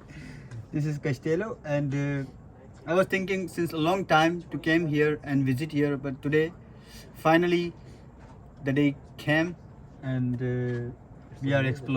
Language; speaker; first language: English; non-native, learner; Hindi